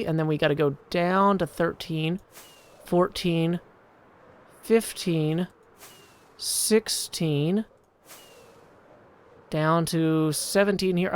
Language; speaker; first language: English; native; English